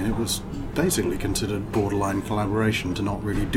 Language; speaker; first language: English; native; English